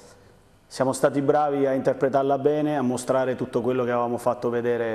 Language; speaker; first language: Italian; native; Italian